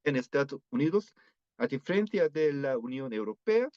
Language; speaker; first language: Spanish; non-native, fluent; Korean